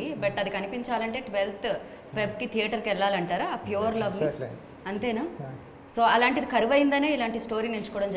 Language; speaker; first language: Telugu; native; Telugu